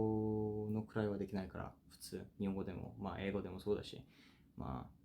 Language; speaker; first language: Japanese; non-native, fluent; Korean